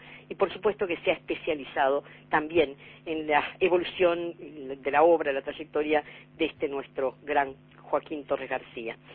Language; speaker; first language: Spanish; native; Spanish